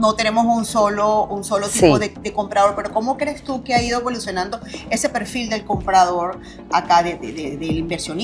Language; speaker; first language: Spanish; native; Spanish